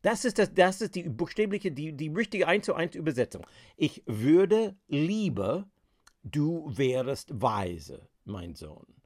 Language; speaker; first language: German; non-native, fluent; English